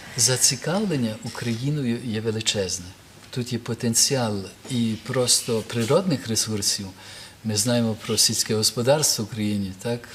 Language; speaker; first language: Ukrainian; early bilingual, heritage; Ukrainian